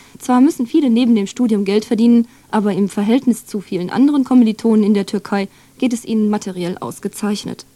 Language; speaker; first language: German; native; German